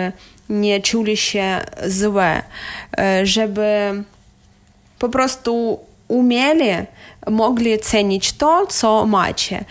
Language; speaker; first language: Polish; non-native, learner; Ukrainian